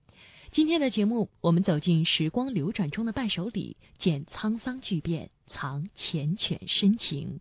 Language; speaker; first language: Chinese; native; Chinese